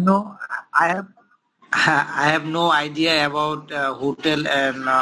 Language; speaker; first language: English; non-native, local second language; Bangla